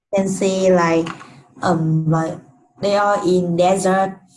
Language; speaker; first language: English; non-native, learner; Vietnamese